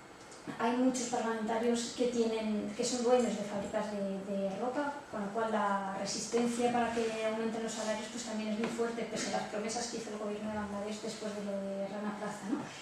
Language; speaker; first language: Spanish; native; Spanish